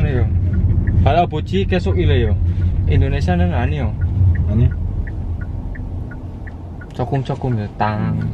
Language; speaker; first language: Korean; non-native, learner; Indonesian